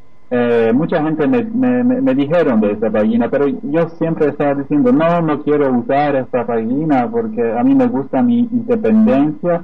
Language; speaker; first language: Spanish; non-native, fluent; Polish